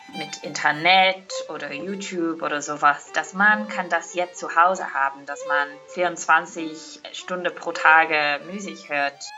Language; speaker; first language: German; non-native, learner; English